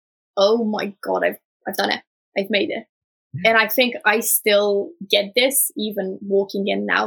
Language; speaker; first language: English; early bilingual, other home language; Romanian